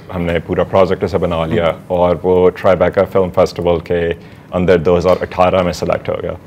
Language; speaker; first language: Urdu; non-native, local second language; Northern Hindko